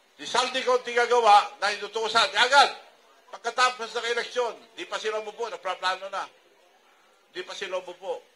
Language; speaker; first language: Filipino; non-native, local second language; Iloko